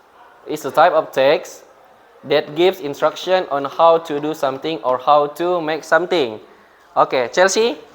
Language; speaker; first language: English; non-native, fluent; Indonesian